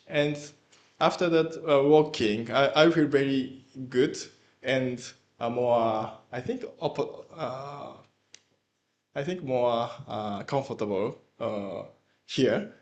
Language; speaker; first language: English; non-native, learner; Japanese